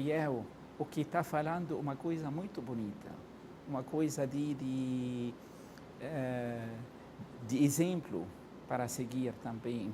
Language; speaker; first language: Portuguese; non-native, fluent; Arabic